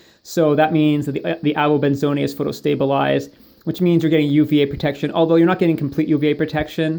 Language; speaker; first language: English; native; English